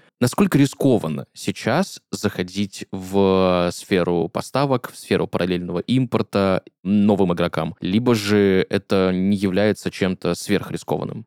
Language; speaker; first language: Russian; native; Russian